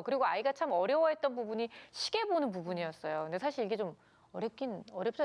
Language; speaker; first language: Korean; native; Korean